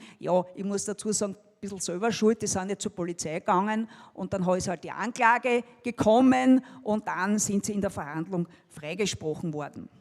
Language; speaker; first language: German; native; German